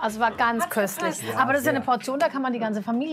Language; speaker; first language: German; native; German